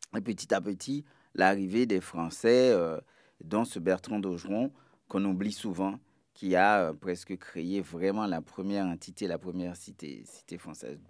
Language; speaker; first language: French; non-native, local second language; Haitian Creole